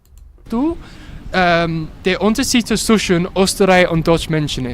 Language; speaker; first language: German; non-native, learner; English